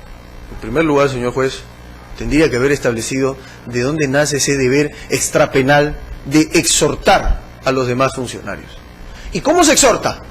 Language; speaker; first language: Spanish; native; Spanish